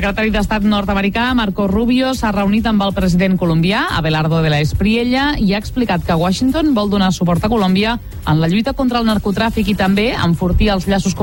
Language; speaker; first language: Catalan; native; Catalan